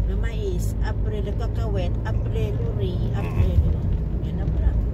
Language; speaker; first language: French; non-native, fluent; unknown